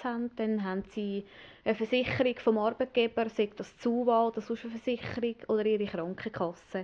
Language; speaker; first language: German; native; German